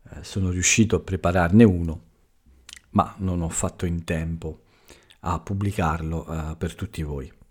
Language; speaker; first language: Italian; native; Italian